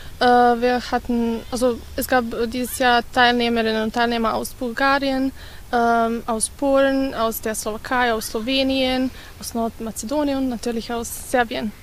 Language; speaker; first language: German; non-native, fluent; Serbian